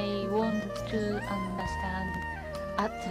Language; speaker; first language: English; non-native, learner; Japanese